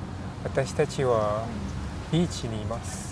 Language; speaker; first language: Japanese; non-native, learner; English